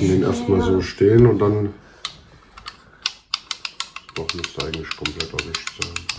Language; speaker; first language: German; native; German